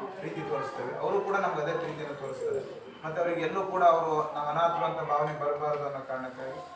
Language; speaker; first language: Kannada; native; Kannada